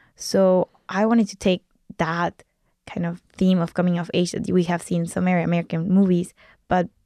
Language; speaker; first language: English; non-native, fluent; Spanish